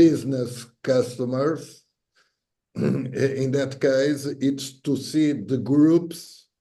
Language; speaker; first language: English; non-native, fluent; Portuguese